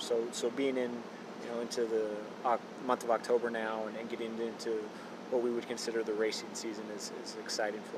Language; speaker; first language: English; native; English